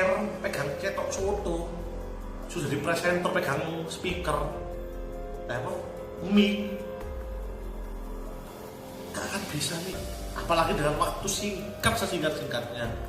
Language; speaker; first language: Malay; non-native, local second language; Javanese